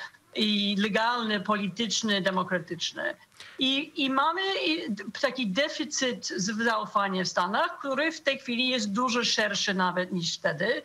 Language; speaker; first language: Polish; non-native, fluent; English